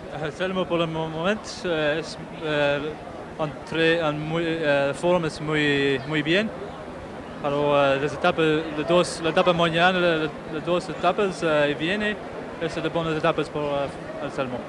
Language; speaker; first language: Spanish; non-native, learner; English